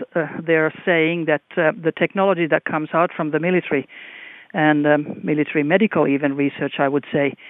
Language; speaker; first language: English; non-native, fluent; Finnish